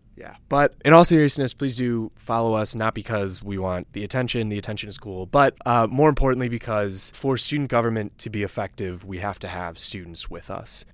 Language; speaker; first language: English; native; English